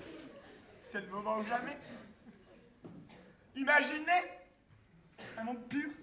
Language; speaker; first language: French; native; French